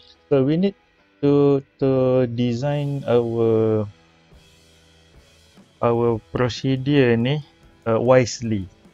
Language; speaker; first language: English; non-native, local second language; Malay